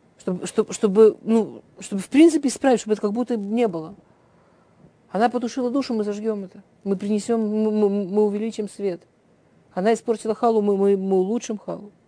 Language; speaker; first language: Russian; early bilingual, heritage; Russian